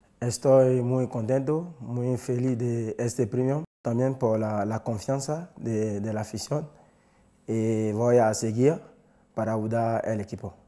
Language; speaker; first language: Spanish; non-native, learner; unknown